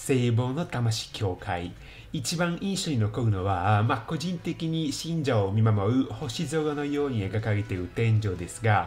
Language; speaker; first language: Japanese; non-native, fluent; Italian